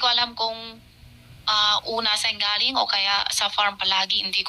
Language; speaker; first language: Filipino; non-native, learner; Chinese